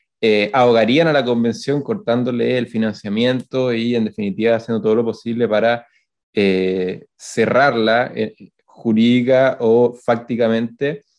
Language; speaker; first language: Spanish; native; Spanish